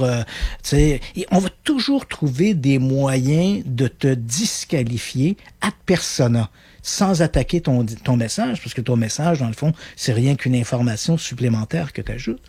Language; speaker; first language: French; native; French